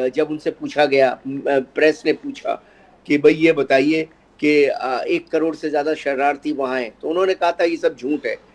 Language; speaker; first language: Hindi; native; Hindi